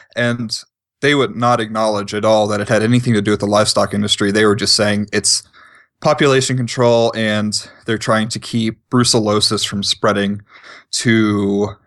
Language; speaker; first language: English; native; English